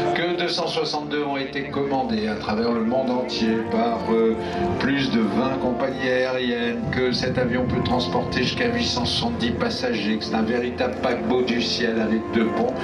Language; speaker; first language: French; native; French